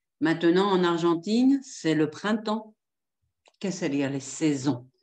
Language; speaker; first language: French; non-native, fluent; Spanish